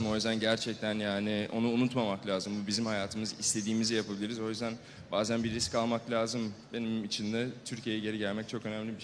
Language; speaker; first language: Turkish; early bilingual, heritage; Turkish